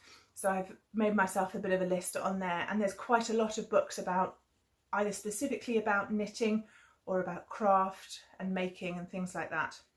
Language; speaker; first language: English; native; English